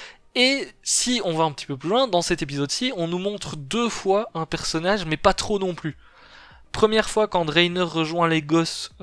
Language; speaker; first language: French; native; French